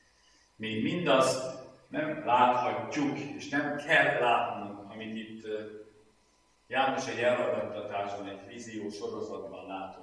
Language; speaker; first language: Hungarian; native; Hungarian